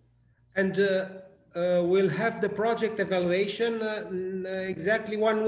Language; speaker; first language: English; non-native, learner; Romanian